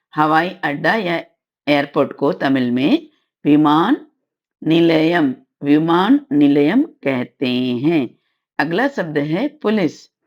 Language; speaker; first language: Hindi; non-native, local second language; Tamil